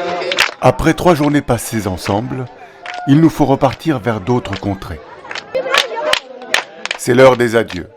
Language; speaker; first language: French; native; French